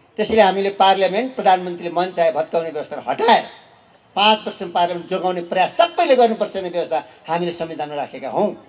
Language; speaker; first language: Nepali; native; Nepali